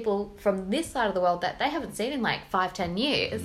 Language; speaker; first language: English; native; English